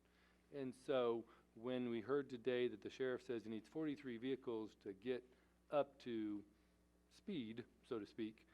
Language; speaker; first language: English; native; English